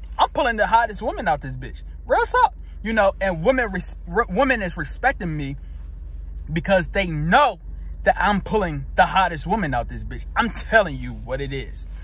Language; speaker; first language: English; native; English